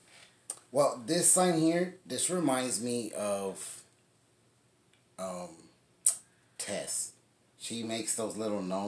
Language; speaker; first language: English; native; English